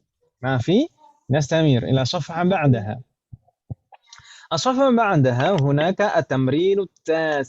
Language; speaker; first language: Arabic; non-native, fluent; Indonesian